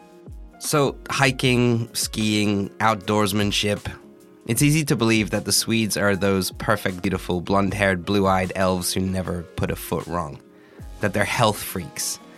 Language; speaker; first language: English; native; English